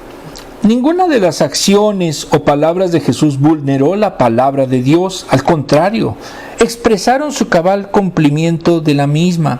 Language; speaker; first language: Spanish; native; Spanish